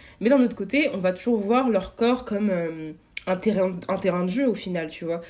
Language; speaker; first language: French; native; French